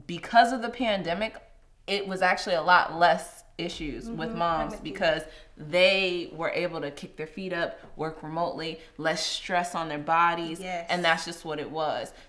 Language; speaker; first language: English; native; English